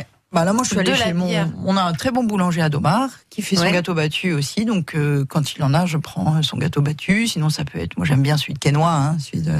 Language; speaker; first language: French; native; French